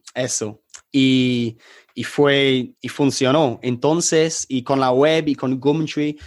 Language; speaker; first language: Spanish; non-native, fluent; English